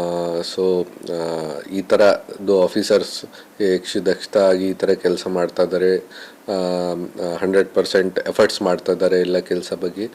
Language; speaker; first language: Kannada; non-native, fluent; Hindi